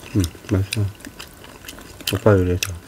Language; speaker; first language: Korean; non-native, learner; Vietnamese